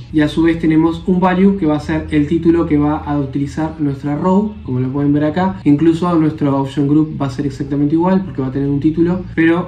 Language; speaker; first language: Spanish; native; Spanish